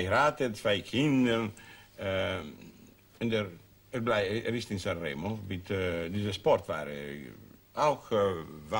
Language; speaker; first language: German; non-native, learner; Italian